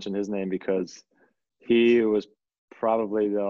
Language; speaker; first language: English; non-native, fluent; German